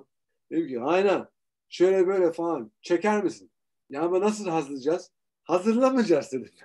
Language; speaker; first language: Turkish; early bilingual, heritage; Turkish